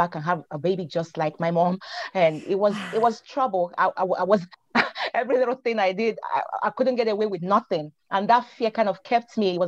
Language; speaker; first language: English; non-native, local second language; Igbo